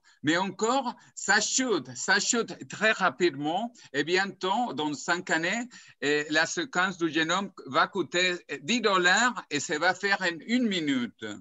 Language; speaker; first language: French; non-native, fluent; Spanish